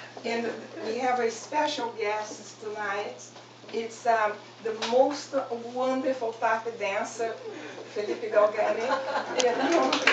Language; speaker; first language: English; non-native, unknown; Portuguese